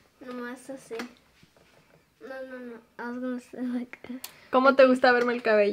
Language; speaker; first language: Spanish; early bilingual, heritage; Spanish